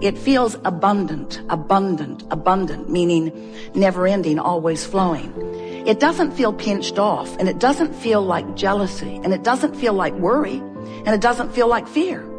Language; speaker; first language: English; native; English